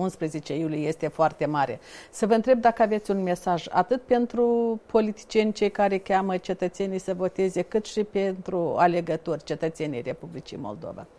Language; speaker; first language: Romanian; native; Romanian